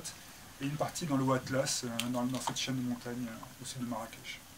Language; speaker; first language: French; native; French